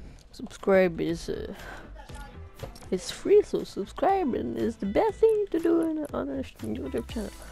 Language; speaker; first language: English; non-native, learner; French